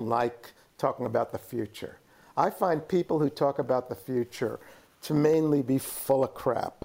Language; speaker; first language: English; native; English